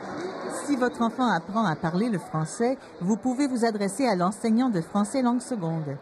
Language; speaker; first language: French; native; French